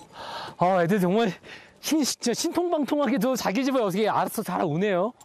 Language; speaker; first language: Korean; native; Korean